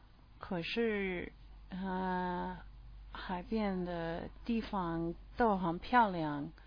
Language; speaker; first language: Chinese; non-native, learner; English